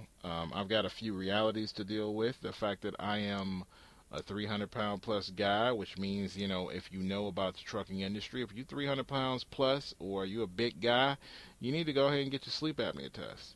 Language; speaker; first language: English; native; English